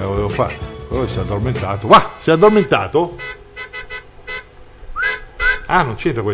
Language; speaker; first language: Italian; native; Italian